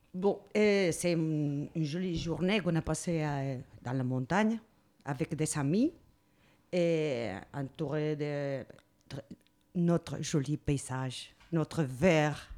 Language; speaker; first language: French; non-native, fluent; Spanish